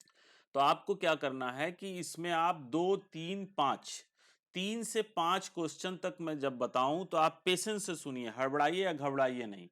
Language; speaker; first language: Hindi; native; Hindi